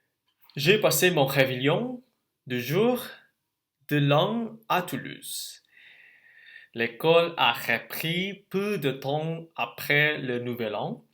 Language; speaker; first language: French; non-native, learner; Indonesian